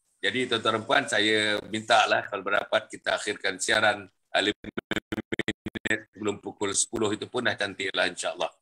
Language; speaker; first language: Malay; native; Malay